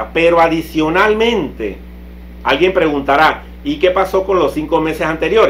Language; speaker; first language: Spanish; native; Spanish